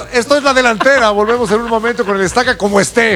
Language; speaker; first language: Spanish; native; Spanish